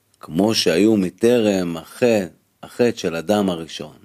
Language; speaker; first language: Hebrew; native; Hebrew